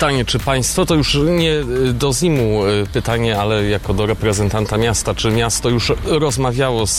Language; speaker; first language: Polish; native; Polish